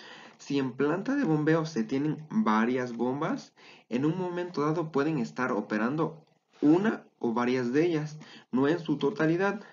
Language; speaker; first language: Spanish; native; Spanish